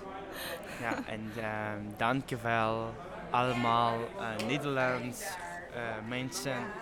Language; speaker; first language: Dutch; non-native, learner; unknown